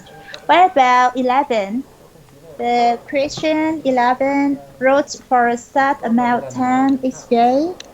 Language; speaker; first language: English; non-native, fluent; Vietnamese